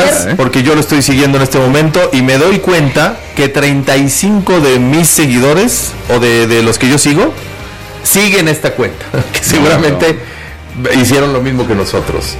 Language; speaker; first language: Spanish; native; Spanish